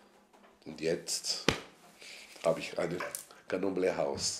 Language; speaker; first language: German; non-native, fluent; Portuguese